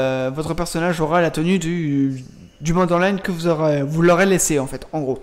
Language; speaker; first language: French; native; French